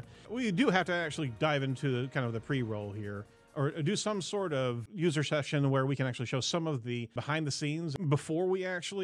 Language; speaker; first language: English; native; English